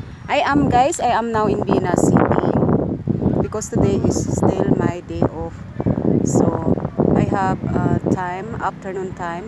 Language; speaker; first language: English; non-native, local second language; Filipino